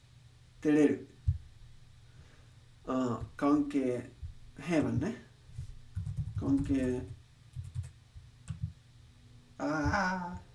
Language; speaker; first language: Japanese; non-native, learner; English